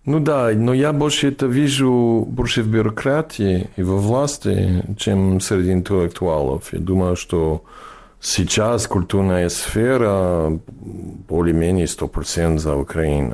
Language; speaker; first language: Russian; non-native, fluent; English